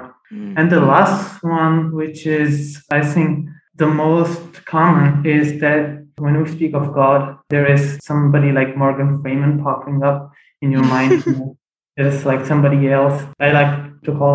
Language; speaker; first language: English; non-native, fluent; Punjabi